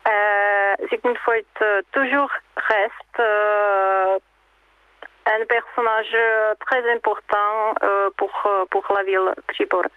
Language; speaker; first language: French; non-native, learner; Czech